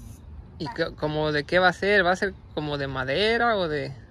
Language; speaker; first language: Spanish; native; Spanish